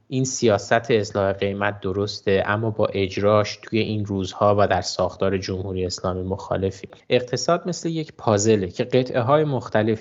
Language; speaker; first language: Persian; native; Persian